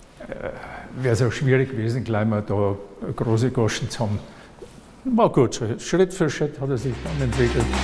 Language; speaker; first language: German; native; German